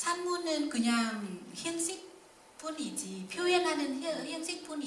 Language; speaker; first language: Korean; non-native, fluent; Vietnamese